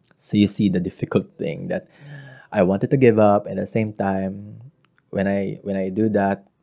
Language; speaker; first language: English; non-native, local second language; Filipino